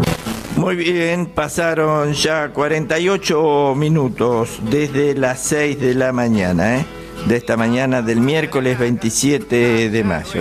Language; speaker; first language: Spanish; native; Spanish